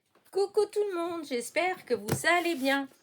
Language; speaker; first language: French; native; French